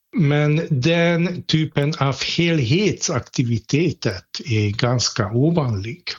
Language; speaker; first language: Swedish; non-native, fluent; Hungarian